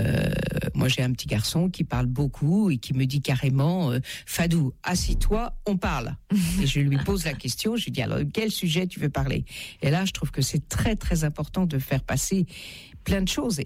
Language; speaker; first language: French; native; French